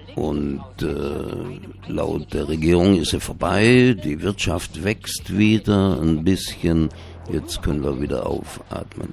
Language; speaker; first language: German; native; German